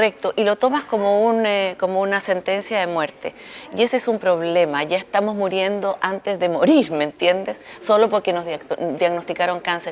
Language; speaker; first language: Spanish; native; Spanish